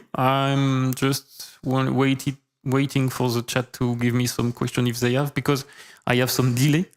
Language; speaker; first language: English; non-native, fluent; French